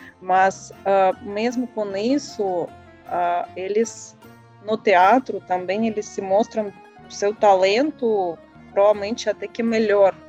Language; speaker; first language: Portuguese; non-native, learner; Russian